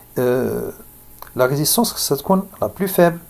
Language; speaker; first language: French; non-native, local second language; Arabic